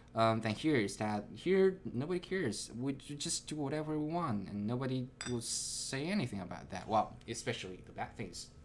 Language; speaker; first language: English; non-native, fluent; Chinese